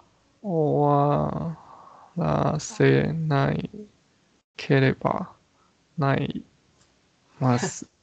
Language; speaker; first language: Japanese; non-native, learner; Chinese